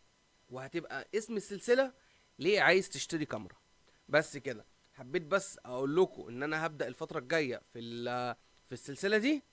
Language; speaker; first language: Arabic; native; Arabic